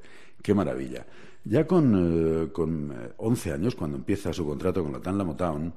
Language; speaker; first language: Spanish; native; Spanish